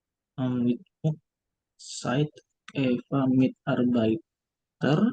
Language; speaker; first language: German; non-native, learner; Indonesian